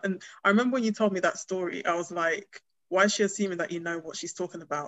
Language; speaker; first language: English; native; English